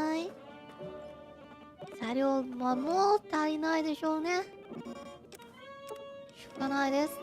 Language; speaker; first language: Japanese; non-native, fluent; Chinese